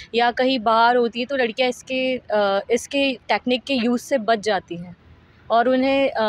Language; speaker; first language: Hindi; native; Hindi